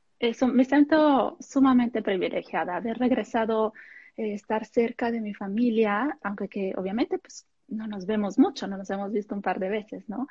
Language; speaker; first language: Spanish; non-native, fluent; Italian